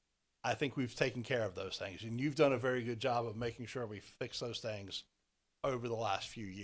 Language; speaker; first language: English; native; English